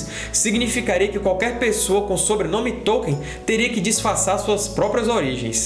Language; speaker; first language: Portuguese; native; Portuguese